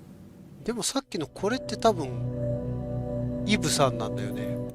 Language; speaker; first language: Japanese; native; Japanese